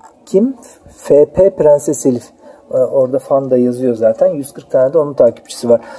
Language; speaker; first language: Turkish; native; Turkish